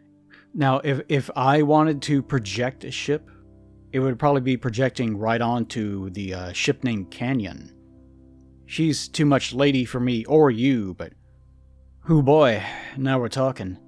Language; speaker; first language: English; native; English